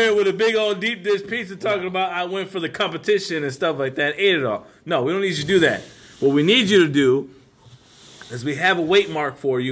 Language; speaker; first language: English; native; English